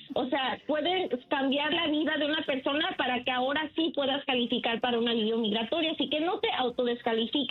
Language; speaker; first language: Spanish; early bilingual, heritage; Spanish